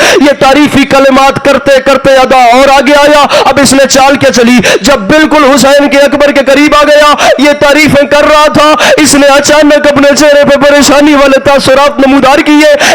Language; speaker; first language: Urdu; non-native, local second language; Punjabi